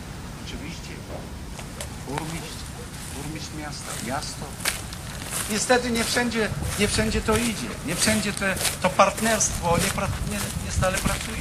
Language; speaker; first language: Polish; non-native, fluent; Hebrew